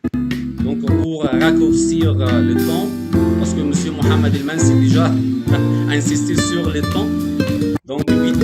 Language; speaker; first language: French; non-native, fluent; Arabic